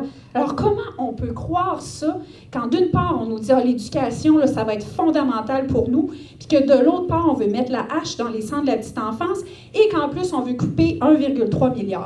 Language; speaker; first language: French; native; French